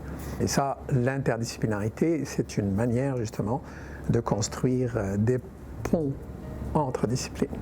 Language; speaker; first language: French; native; French